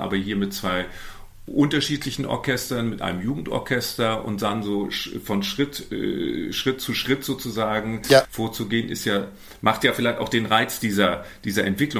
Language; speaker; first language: German; native; German